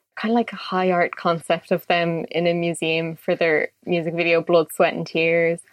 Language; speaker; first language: English; native; English